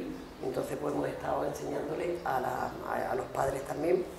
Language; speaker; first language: Spanish; native; Spanish